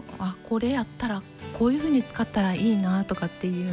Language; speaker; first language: Japanese; native; Japanese